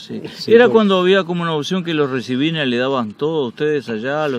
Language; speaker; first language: Spanish; native; Spanish